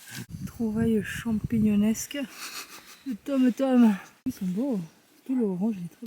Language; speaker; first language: French; native; French